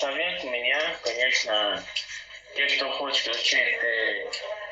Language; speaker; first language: Russian; non-native, learner; Portuguese